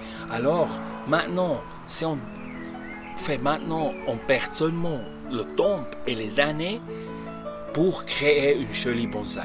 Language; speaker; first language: French; non-native, local second language; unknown